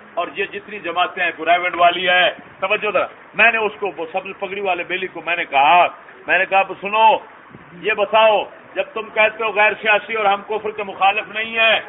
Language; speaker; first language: Urdu; non-native, local second language; Punjabi